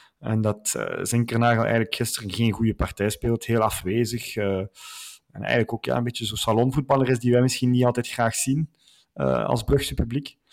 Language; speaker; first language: Dutch; native; Dutch